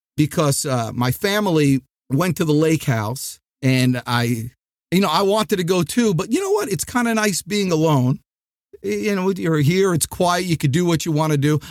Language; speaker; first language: English; native; English